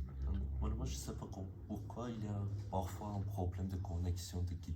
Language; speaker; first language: French; non-native, learner; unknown